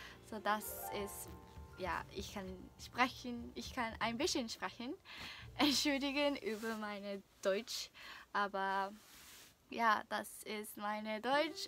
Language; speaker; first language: German; non-native, learner; Japanese